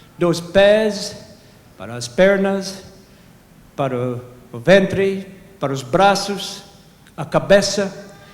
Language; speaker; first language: Portuguese; non-native, fluent; English